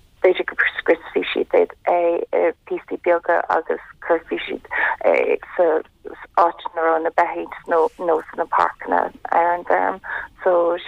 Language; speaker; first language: Irish; non-native, local second language; English